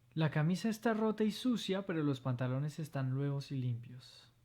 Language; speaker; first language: Spanish; non-native, fluent; French